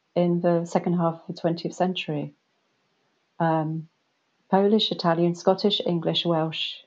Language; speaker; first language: English; native; English